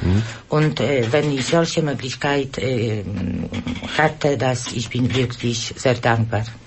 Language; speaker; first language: German; non-native, learner; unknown